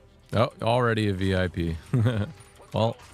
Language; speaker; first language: English; native; English